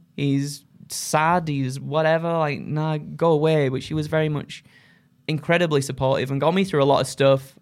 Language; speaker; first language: English; native; English